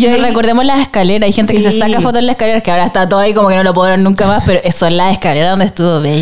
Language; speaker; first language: Spanish; native; Spanish